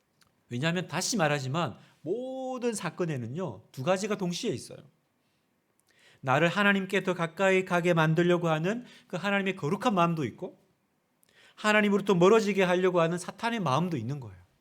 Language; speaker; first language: Korean; native; Korean